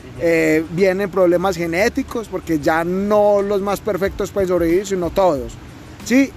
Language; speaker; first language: Spanish; native; Spanish